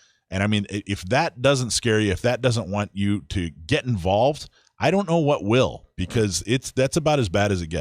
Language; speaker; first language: English; native; English